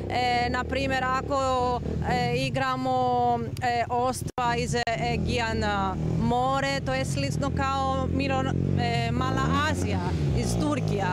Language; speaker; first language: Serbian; non-native, learner; Greek